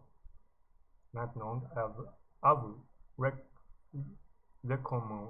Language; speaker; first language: French; non-native, learner; English